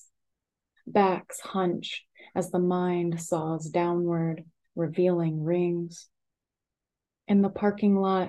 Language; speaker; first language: English; native; English